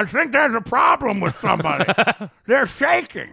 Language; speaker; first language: English; native; English